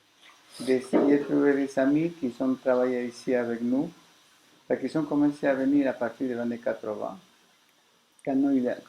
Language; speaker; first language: French; non-native, fluent; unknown